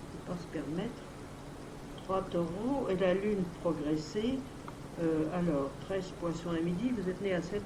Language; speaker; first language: French; native; French